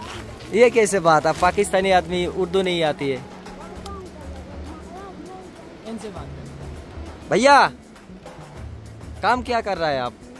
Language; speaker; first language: Hindi; non-native, learner; Bangla